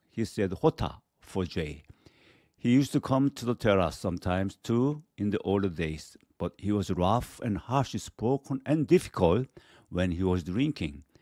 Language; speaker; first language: English; non-native, fluent; Korean